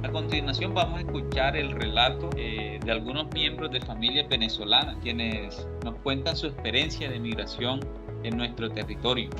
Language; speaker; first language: Spanish; native; Spanish